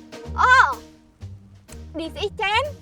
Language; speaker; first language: English; non-native, learner; Khmer